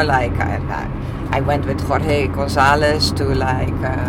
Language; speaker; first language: English; non-native, fluent; Dutch